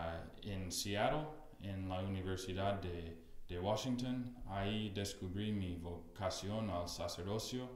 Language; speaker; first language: Spanish; non-native, fluent; English